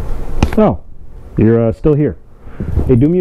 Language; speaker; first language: English; native; English